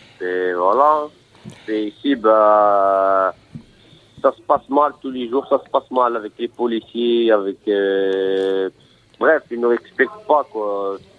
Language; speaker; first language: French; non-native, local second language; Arabic